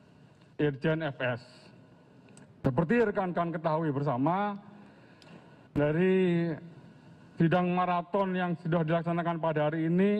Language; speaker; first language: Indonesian; native; Indonesian